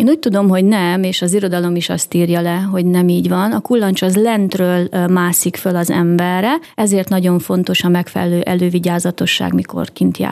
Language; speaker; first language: Hungarian; native; Hungarian